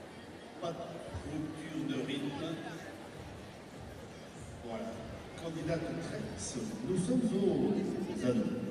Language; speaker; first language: French; native; French